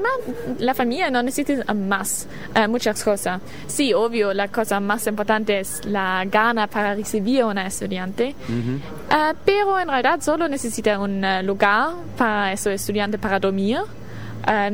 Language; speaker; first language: Spanish; non-native, learner; German